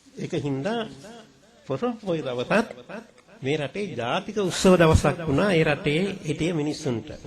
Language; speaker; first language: Sinhala; native; Sinhala